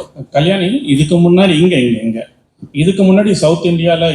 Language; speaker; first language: Tamil; native; Tamil